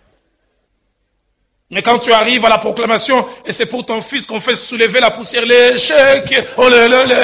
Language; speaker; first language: French; non-native, local second language; Lingala